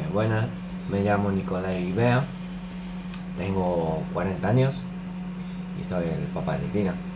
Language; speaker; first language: Spanish; non-native, fluent; Romanian